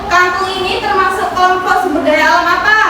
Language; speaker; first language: Indonesian; native; Indonesian